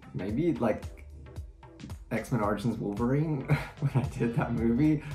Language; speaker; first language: English; native; English